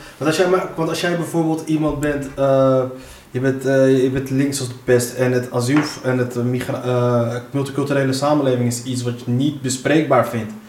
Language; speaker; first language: Dutch; early bilingual, other home language; Arabic